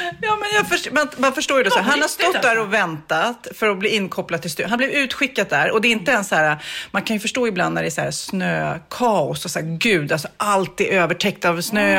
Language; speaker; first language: Swedish; native; Swedish